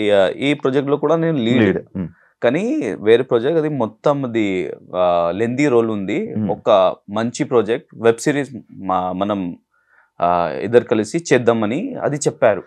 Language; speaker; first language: Telugu; non-native, learner; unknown